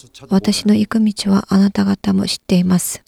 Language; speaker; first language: Japanese; non-native, learner; Korean